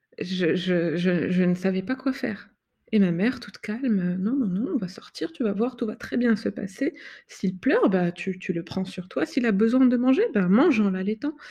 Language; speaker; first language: French; non-native, local second language; Arabic